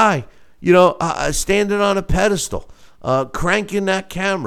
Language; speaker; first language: English; native; English